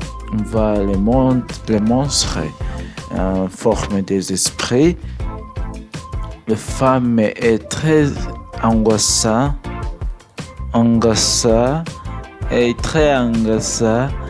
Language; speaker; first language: French; non-native, learner; English